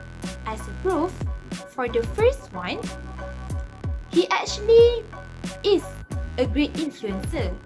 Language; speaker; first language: English; non-native, local second language; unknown